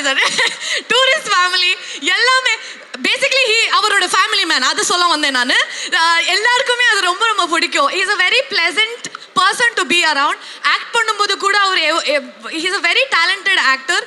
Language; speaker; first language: Tamil; non-native, local second language; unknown